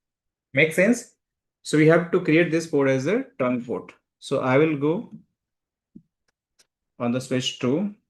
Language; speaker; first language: English; non-native, local second language; Hindi